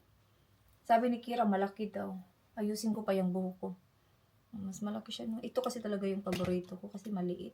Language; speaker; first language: Filipino; native; Filipino